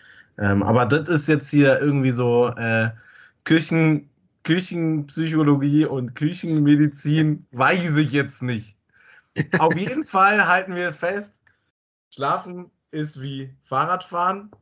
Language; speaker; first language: German; native; German